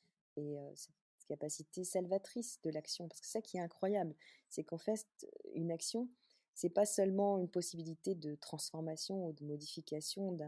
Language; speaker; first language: French; native; French